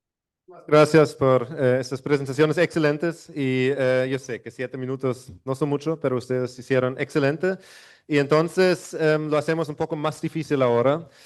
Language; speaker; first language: Spanish; non-native, fluent; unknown